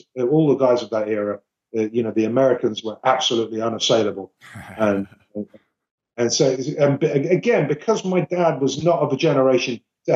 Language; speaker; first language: English; native; English